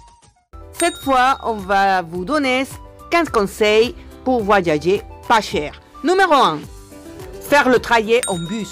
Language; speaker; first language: French; non-native, fluent; Spanish